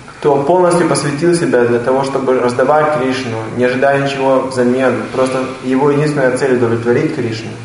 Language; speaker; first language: Russian; native; Russian